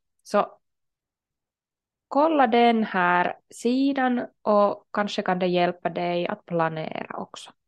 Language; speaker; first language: Swedish; non-native, local second language; Finnish